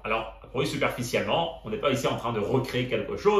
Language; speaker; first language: French; native; French